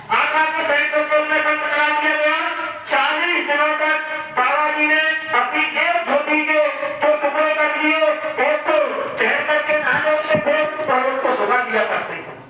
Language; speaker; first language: Hindi; native; Hindi